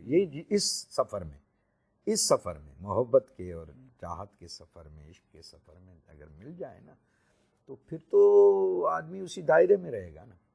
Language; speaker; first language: Urdu; non-native, local second language; Sindhi